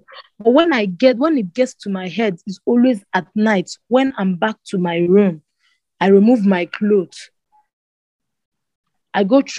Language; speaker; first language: English; non-native, local second language; Igbo